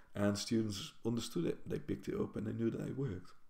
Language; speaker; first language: English; non-native, fluent; Dutch